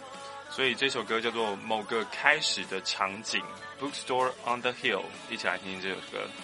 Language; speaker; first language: Chinese; native; Chinese